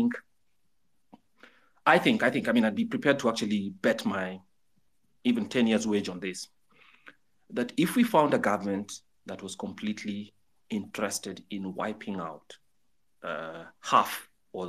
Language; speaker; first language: English; non-native, local second language; Luo (Kenya and Tanzania)